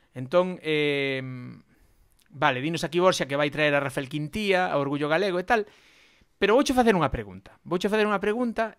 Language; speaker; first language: Galician; non-native, local second language; Spanish